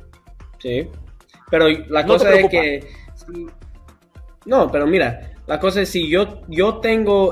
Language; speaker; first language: Spanish; early bilingual, heritage; English